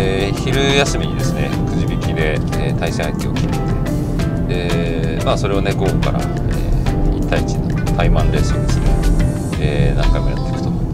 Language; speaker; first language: Japanese; native; Japanese